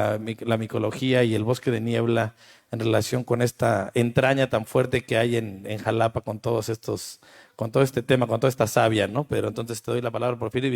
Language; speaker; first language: Spanish; native; Spanish